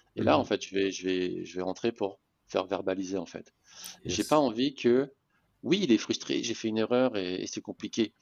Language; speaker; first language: French; native; French